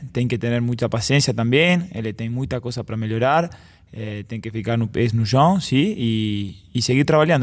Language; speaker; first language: Portuguese; non-native, fluent; Spanish